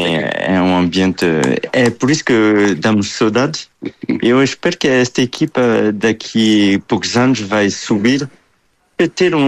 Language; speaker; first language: Portuguese; early bilingual, heritage; Portuguese